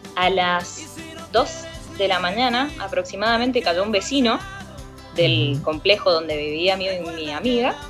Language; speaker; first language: Spanish; native; Spanish